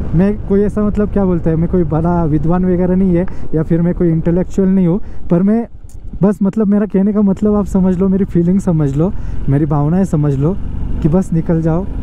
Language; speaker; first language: Hindi; non-native, local second language; Marathi